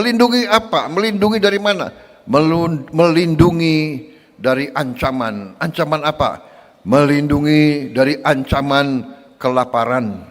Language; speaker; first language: Indonesian; native; Indonesian